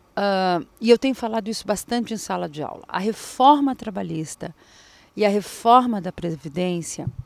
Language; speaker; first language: Portuguese; native; Portuguese